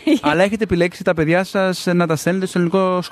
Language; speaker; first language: Greek; native; Greek